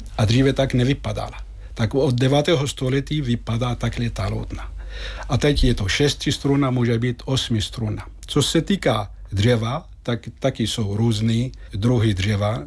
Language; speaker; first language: Czech; non-native, fluent; Arabic